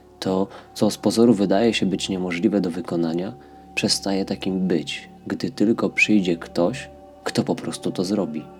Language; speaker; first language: Polish; native; Polish